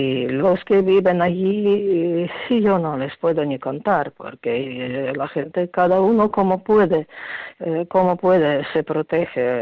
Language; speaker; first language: Spanish; non-native, fluent; Ukrainian